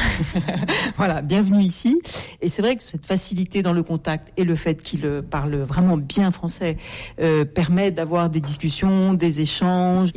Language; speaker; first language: French; native; French